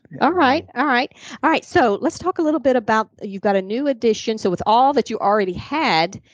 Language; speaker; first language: English; native; English